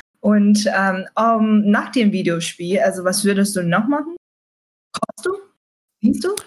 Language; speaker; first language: German; non-native, fluent; Chinese